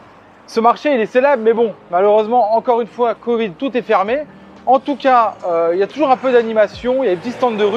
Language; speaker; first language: French; native; French